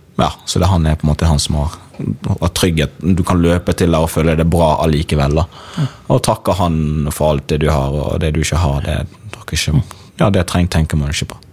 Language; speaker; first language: Norwegian; early bilingual, other home language; Swahili